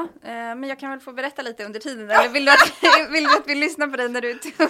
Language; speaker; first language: Swedish; native; Swedish